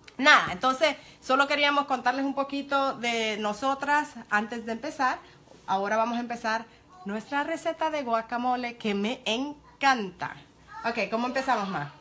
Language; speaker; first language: Spanish; early bilingual, heritage; Spanish